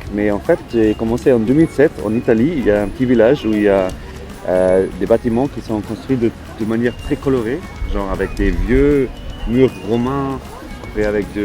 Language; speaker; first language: French; non-native, fluent; German